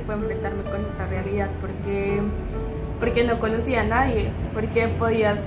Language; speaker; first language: Spanish; native; Spanish